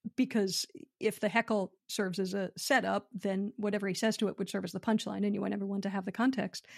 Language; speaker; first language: English; native; English